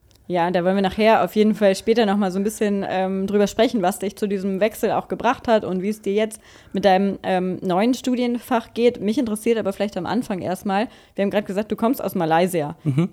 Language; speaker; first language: German; native; German